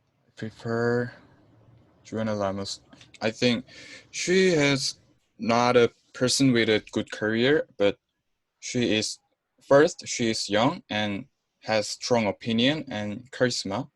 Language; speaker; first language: English; non-native, learner; Korean